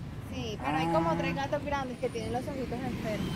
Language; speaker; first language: Spanish; native; Spanish